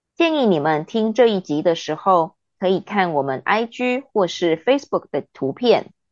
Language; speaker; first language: Chinese; native; Chinese